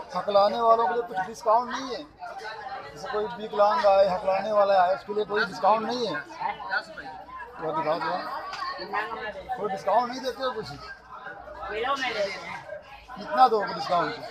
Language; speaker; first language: Hindi; native; Hindi